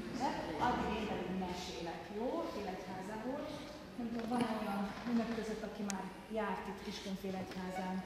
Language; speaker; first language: Hungarian; native; Hungarian